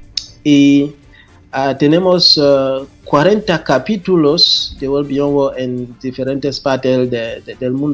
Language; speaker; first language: Spanish; non-native, fluent; French